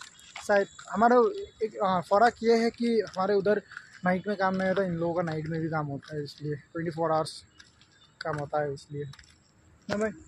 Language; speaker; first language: Hindi; non-native, local second language; Nepali